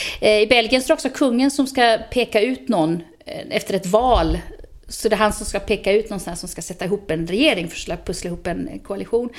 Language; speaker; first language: Swedish; native; Swedish